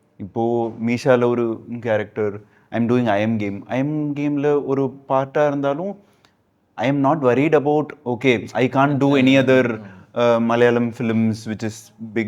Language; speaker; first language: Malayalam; non-native, learner; Tamil